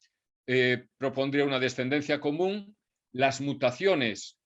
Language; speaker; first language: Spanish; native; Spanish